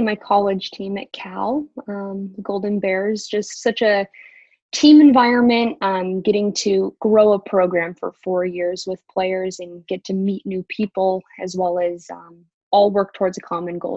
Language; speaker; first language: English; native; English